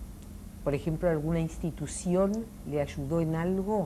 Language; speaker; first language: Spanish; native; Spanish